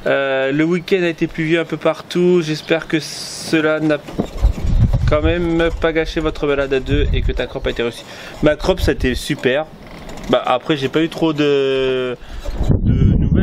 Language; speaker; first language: French; native; French